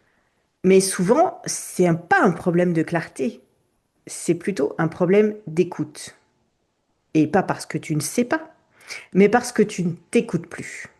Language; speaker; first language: French; native; French